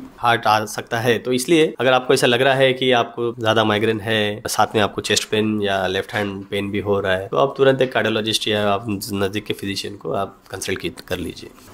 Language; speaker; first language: Hindi; non-native, local second language; Marathi